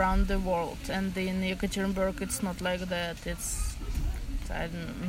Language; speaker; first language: English; non-native, fluent; Russian